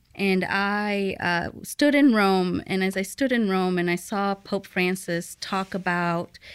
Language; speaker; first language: English; early bilingual, other home language; Spanish